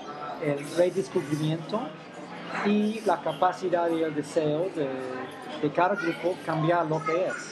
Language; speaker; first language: Spanish; non-native, fluent; English